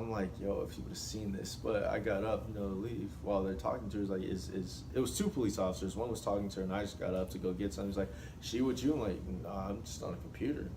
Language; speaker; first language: English; native; English